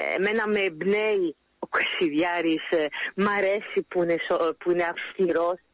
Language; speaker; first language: Greek; early bilingual, heritage; Greek